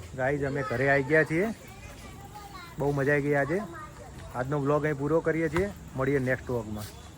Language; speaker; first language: Gujarati; native; Gujarati